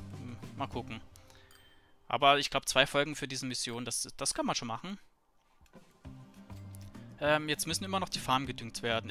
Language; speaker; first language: German; native; German